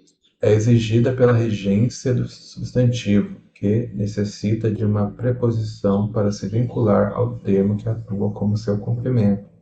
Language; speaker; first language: Portuguese; native; Portuguese